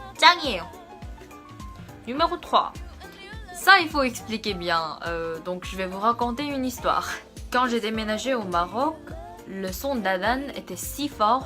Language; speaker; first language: French; non-native, fluent; Korean